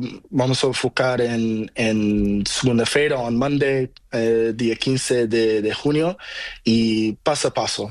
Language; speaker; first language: Spanish; non-native, learner; Portuguese